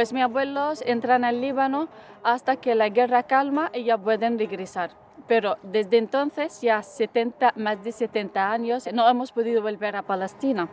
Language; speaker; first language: Spanish; non-native, fluent; Arabic